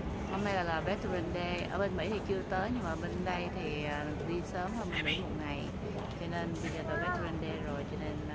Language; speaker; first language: Vietnamese; native; Vietnamese